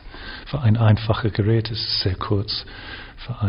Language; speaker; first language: German; non-native, fluent; English